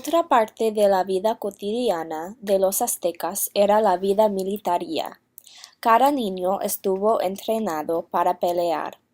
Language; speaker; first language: Spanish; non-native, learner; English